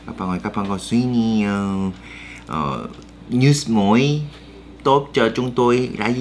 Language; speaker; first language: Vietnamese; non-native, learner; Korean